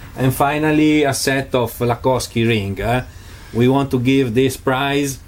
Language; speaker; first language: English; non-native, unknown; Italian